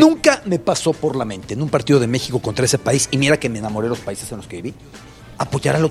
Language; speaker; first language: Spanish; native; Spanish